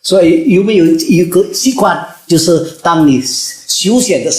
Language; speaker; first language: Chinese; early bilingual, heritage; Chinese